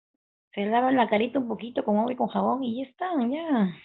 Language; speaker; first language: Spanish; native; Spanish